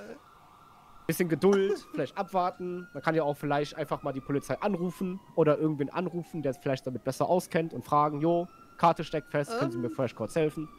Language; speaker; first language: German; native; German